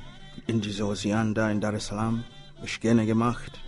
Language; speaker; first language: German; non-native, learner; Swahili